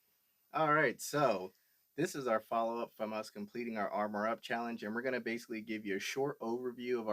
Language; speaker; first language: English; native; English